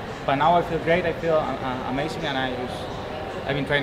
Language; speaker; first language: English; non-native, fluent; Spanish